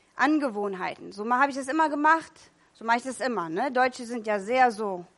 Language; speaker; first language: German; non-native, fluent; English